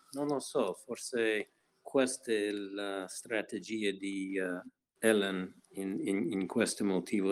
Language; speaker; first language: Italian; non-native, learner; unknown